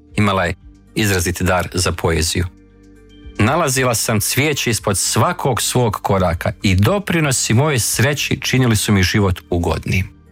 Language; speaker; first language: Bosnian; native; Bosnian